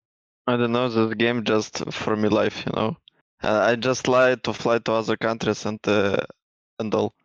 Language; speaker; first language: English; non-native, learner; Russian